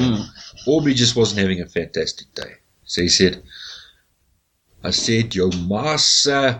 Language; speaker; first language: English; native; English